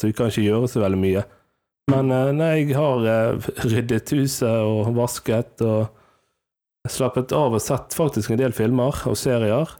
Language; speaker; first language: Norwegian; native; Norwegian